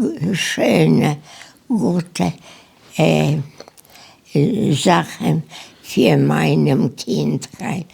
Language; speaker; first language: German; non-native, learner; Polish